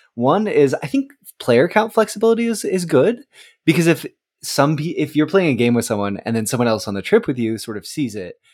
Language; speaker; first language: English; native; English